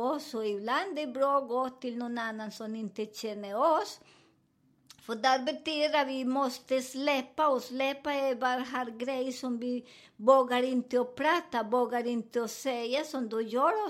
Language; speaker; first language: Swedish; non-native, fluent; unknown